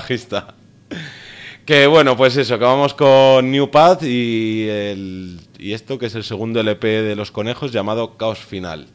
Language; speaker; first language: Spanish; native; Spanish